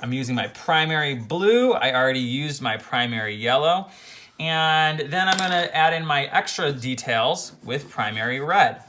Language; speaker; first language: English; native; English